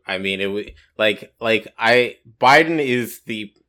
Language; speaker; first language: English; native; English